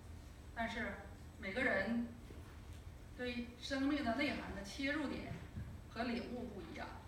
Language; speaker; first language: Chinese; native; Chinese